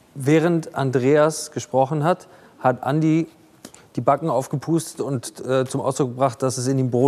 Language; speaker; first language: German; native; German